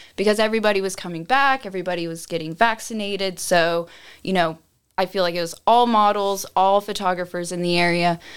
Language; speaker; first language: English; native; English